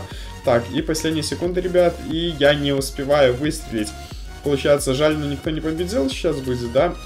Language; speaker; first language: Russian; native; Russian